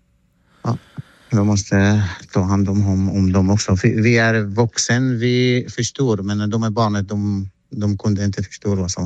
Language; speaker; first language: Swedish; non-native, learner; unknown